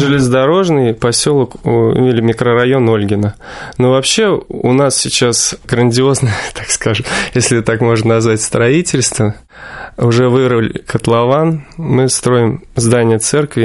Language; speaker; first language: Russian; native; Russian